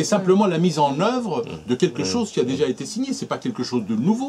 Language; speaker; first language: French; native; French